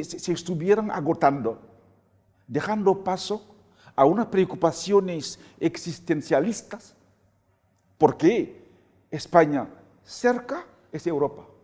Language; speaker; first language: Spanish; non-native, fluent; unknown